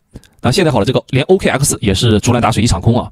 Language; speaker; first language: Chinese; native; Chinese